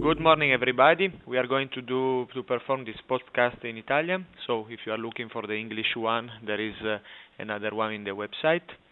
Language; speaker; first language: English; non-native, fluent; Italian